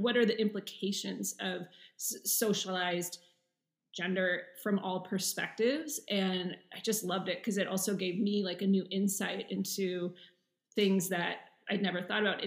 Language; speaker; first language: English; native; English